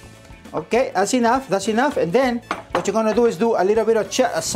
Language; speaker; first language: English; non-native, fluent; Spanish